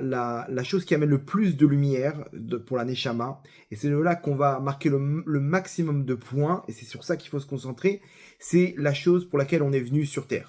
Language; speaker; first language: French; native; French